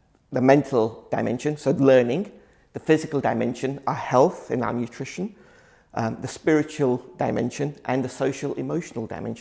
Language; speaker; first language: English; early bilingual, other home language; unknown